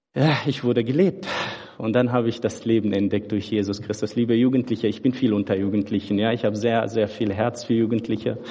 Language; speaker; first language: German; early bilingual, other home language; Turoyo